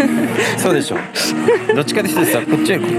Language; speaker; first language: Japanese; native; Japanese